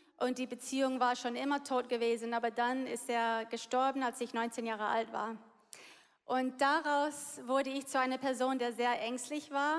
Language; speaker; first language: German; non-native, fluent; English